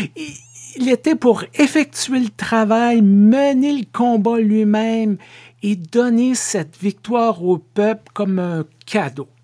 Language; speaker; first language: French; native; French